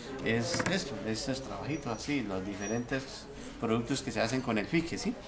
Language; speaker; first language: Spanish; native; Spanish